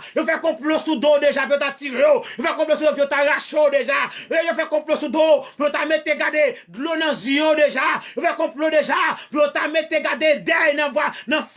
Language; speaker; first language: French; non-native, learner; Haitian Creole